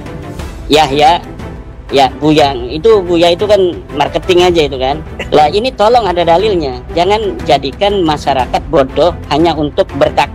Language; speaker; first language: Indonesian; native; Indonesian